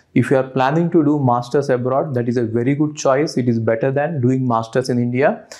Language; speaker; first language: English; non-native, local second language; Telugu